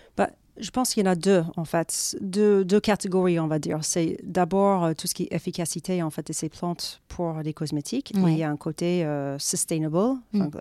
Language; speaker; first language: French; non-native, fluent; English